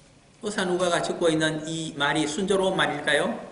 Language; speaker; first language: Korean; native; Korean